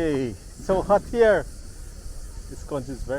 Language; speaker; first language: English; non-native, learner; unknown